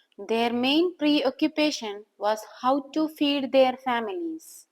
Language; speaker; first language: English; non-native, local second language; Malayalam